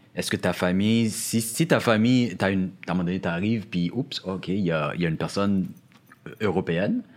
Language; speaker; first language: French; native; French